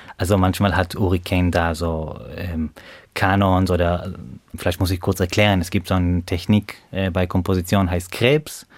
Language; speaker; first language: German; non-native, fluent; Hebrew